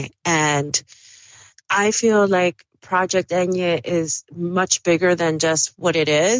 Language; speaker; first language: English; early bilingual, other home language; Spanish